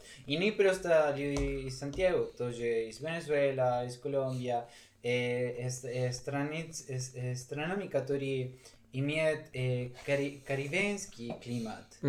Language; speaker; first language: Russian; non-native, learner; Spanish